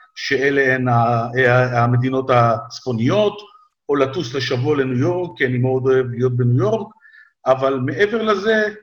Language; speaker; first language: Hebrew; native; Hebrew